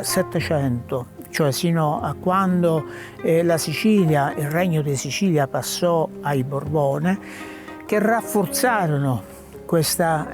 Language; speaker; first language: Italian; native; Italian